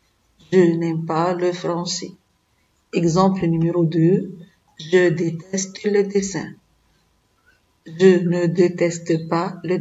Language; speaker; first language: French; non-native, fluent; Arabic